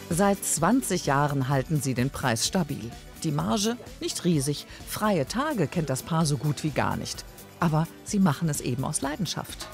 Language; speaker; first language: German; native; German